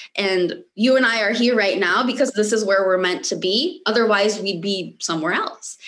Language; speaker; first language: English; early bilingual, other home language; Romanian